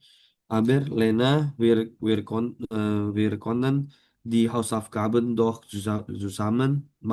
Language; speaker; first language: German; non-native, learner; Indonesian